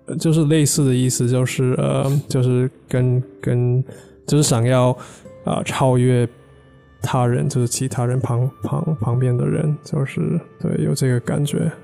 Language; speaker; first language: Chinese; non-native, fluent; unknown